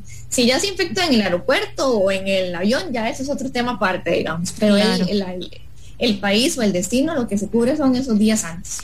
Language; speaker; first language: Spanish; native; Spanish